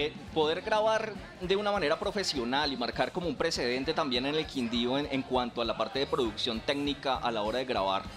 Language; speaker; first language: Spanish; native; Spanish